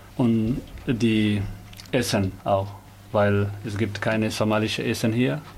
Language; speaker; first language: German; non-native, learner; Somali